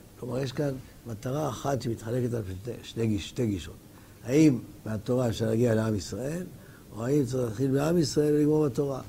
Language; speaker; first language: Hebrew; native; Hebrew